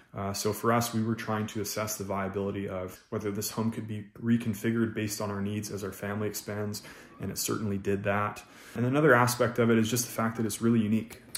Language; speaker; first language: English; native; English